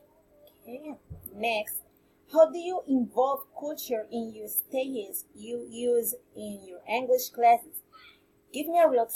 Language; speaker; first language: English; non-native, learner; Spanish